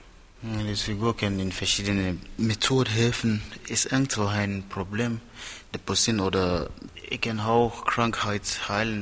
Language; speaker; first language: German; non-native, fluent; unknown